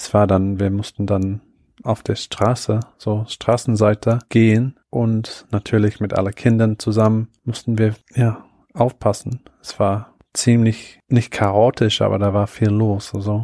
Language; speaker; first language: German; non-native, fluent; English